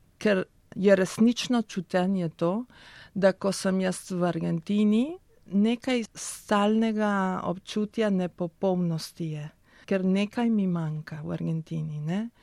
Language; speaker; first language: Slovenian; early bilingual, heritage; Spanish